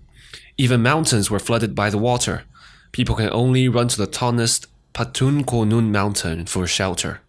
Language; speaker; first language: English; non-native, fluent; Chinese